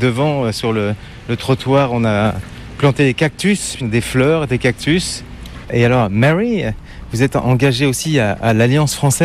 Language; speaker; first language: French; native; French